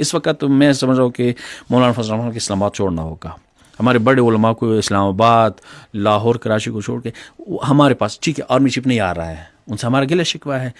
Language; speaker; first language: Urdu; non-native, local second language; Pashto